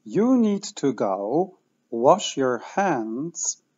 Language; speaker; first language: English; non-native, fluent; Polish